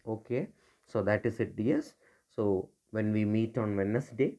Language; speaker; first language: English; non-native, local second language; Malayalam